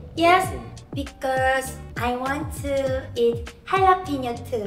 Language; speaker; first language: English; non-native, learner; Korean